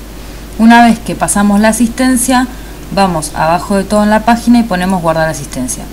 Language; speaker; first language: Spanish; native; Spanish